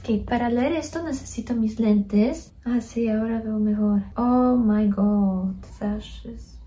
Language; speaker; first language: Spanish; non-native, fluent; Polish